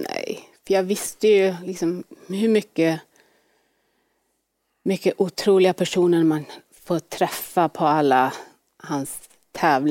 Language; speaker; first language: Swedish; native; Swedish